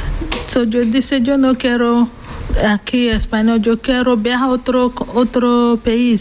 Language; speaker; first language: Spanish; non-native, learner; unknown